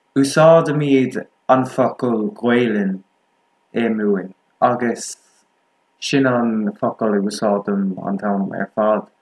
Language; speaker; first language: Irish; non-native, local second language; English